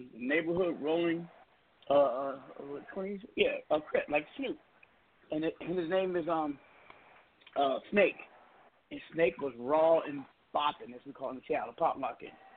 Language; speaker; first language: English; native; English